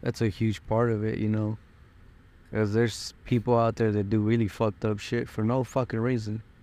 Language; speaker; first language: English; early bilingual, other home language; Spanish